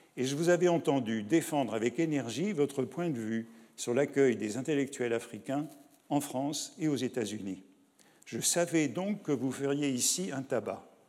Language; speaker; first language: French; native; French